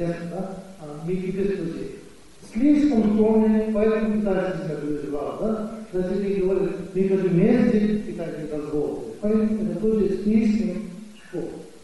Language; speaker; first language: Russian; non-native, learner; Tibetan